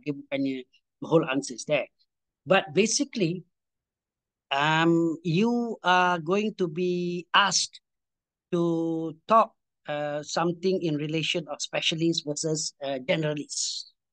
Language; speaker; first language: English; non-native, local second language; Malay